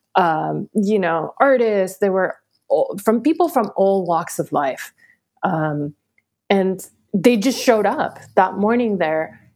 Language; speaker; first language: English; early bilingual, other home language; Spanish